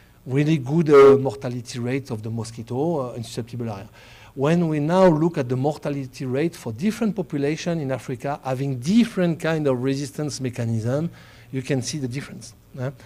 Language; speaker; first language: English; non-native, fluent; French